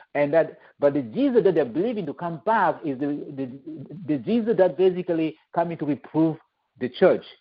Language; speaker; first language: English; non-native, fluent; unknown